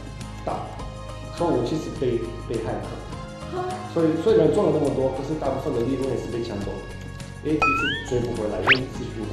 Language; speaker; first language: Chinese; early bilingual, heritage; Portuguese